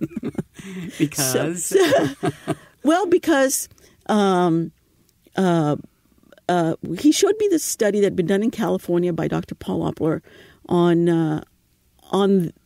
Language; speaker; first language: English; native; English